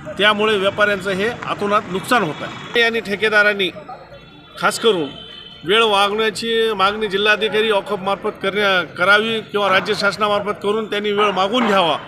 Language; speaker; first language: Marathi; native; Marathi